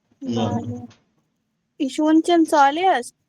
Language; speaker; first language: Persian; non-native, learner; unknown